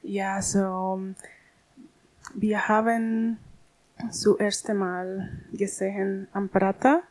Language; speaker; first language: German; non-native, learner; Spanish